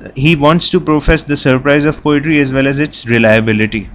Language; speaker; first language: English; non-native, local second language; Urdu